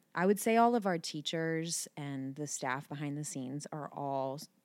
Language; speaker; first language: English; native; English